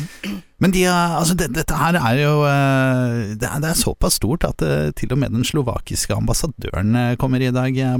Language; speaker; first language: Norwegian; native; Norwegian